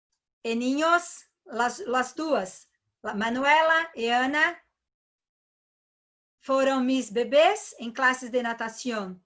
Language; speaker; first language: Spanish; non-native, learner; Portuguese